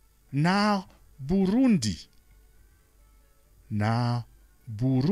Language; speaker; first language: German; non-native, learner; Rundi